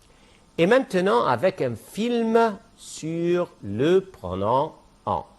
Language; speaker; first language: French; non-native, fluent; Arabic